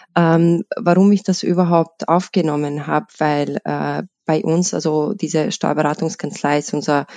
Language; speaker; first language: German; non-native, fluent; Bosnian